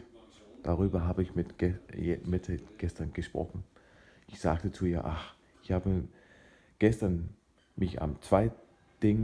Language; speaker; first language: German; non-native, fluent; Danish